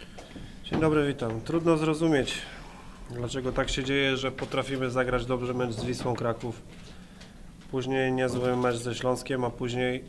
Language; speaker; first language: Polish; native; Polish